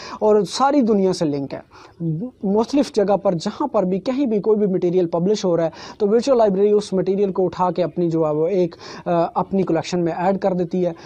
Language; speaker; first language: Urdu; native; Urdu